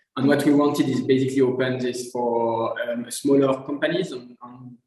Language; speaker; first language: English; non-native, fluent; French